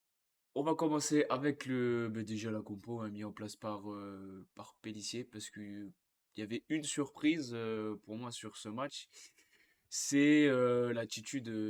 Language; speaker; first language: French; native; French